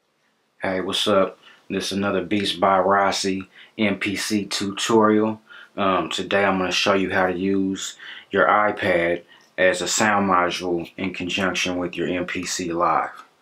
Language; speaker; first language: English; native; English